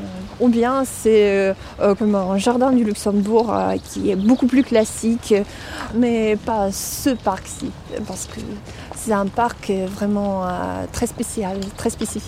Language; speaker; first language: French; non-native, fluent; Russian